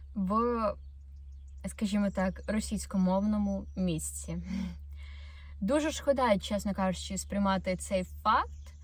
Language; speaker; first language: Ukrainian; non-native, local second language; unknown